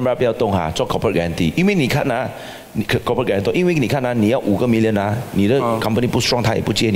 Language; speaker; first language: Chinese; native; Chinese